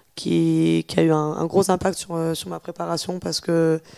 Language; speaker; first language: French; native; French